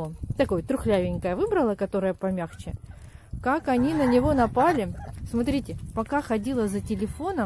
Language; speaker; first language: Russian; native; Russian